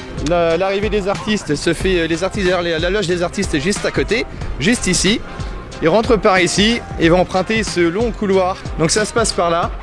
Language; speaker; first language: French; native; French